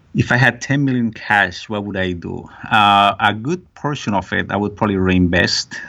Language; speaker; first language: English; non-native, fluent; Spanish